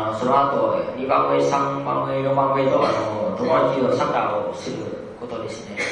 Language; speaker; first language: Japanese; non-native, learner; Vietnamese